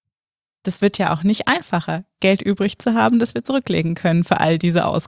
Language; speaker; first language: German; native; German